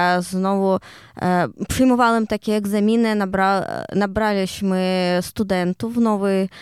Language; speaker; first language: Polish; non-native, learner; Ukrainian